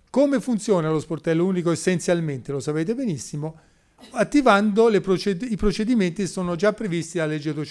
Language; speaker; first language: Italian; native; Italian